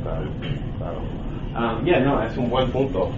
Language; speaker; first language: Spanish; non-native, learner; English